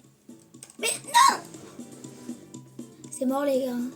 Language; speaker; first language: French; native; French